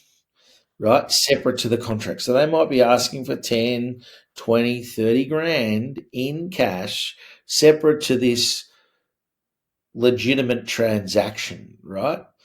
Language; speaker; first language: English; native; English